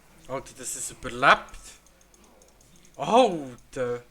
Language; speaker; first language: German; native; German